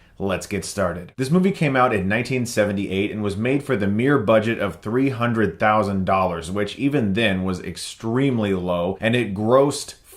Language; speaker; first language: English; native; English